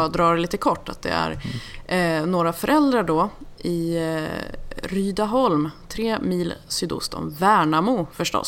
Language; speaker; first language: Swedish; native; Swedish